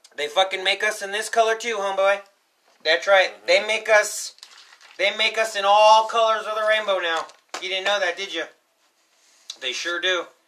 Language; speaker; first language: English; early bilingual, other home language; Spanish